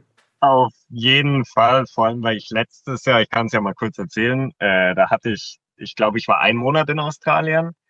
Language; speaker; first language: German; native; German